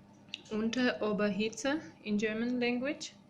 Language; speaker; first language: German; non-native, fluent; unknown